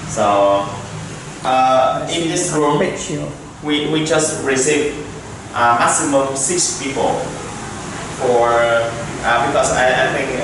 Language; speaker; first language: English; non-native, learner; Vietnamese